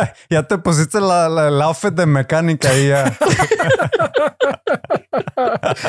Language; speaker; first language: Spanish; early bilingual, heritage; Spanish